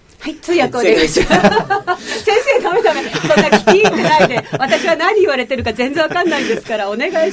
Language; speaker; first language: Japanese; native; Japanese